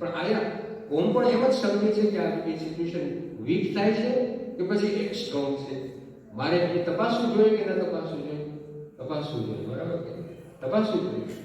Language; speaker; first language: Gujarati; early bilingual, heritage; Gujarati